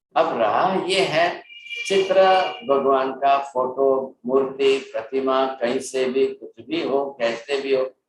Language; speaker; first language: Hindi; non-native, local second language; Gujarati